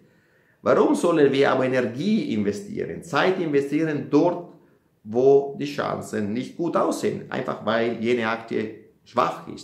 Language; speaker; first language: German; non-native, fluent; Italian